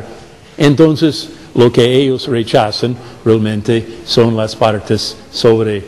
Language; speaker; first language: Spanish; non-native, fluent; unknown